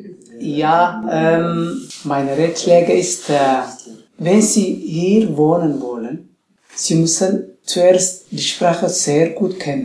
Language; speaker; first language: German; non-native, learner; Tigrinya